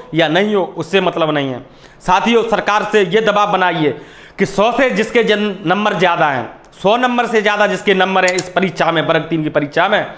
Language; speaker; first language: Hindi; native; Hindi